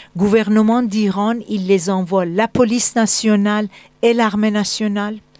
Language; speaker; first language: French; non-native, fluent; Persian